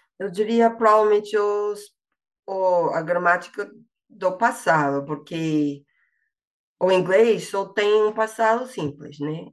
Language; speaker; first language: Portuguese; non-native, fluent; English